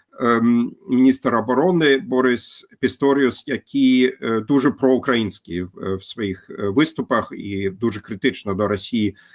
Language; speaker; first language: Ukrainian; non-native, fluent; German